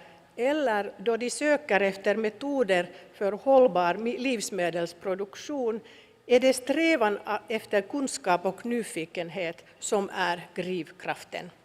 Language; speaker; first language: Swedish; non-native, local second language; Finnish